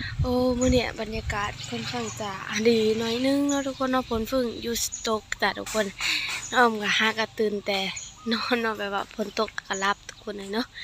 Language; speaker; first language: Thai; non-native, local second language; Lao